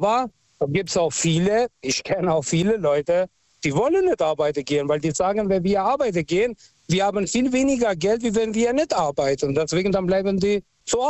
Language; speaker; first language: German; non-native, fluent; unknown